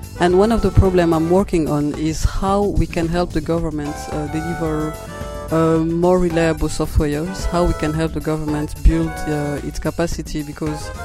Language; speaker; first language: English; non-native, local second language; Kinyarwanda